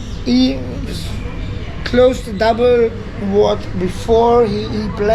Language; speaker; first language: English; non-native, learner; Italian